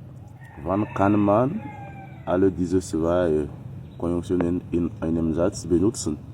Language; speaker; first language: German; non-native, learner; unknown